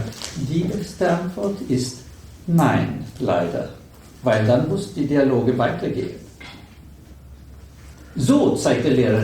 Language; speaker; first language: German; non-native, learner; Swedish